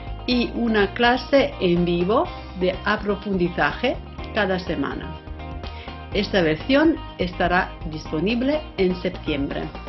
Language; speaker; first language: Spanish; non-native, fluent; Italian